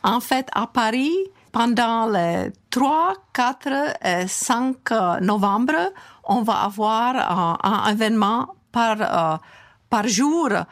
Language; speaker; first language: French; non-native, fluent; Czech